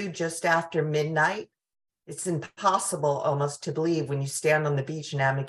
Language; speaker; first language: English; native; English